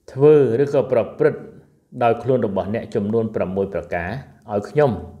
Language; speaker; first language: Khmer; non-native, local second language; Eastern Cham